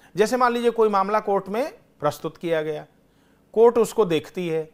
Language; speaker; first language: Hindi; native; Hindi